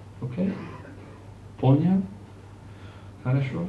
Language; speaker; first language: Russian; non-native, learner; Czech